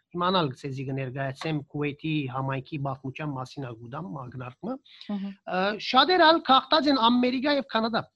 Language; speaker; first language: Armenian; early bilingual, heritage; Armenian